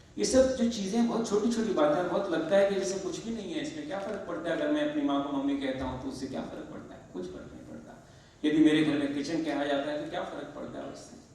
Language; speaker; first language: Hindi; native; Hindi